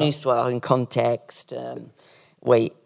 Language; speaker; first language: French; non-native, learner; English